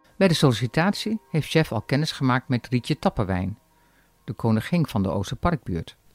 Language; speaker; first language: Dutch; native; Dutch